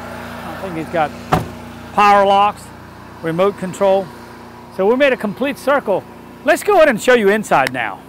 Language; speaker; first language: English; non-native, fluent; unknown